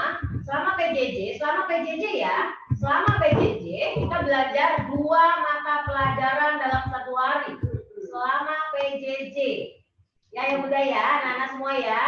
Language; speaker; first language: Indonesian; native; Indonesian